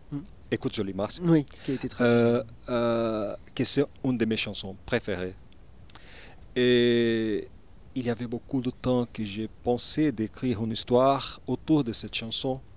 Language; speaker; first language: French; non-native, learner; Portuguese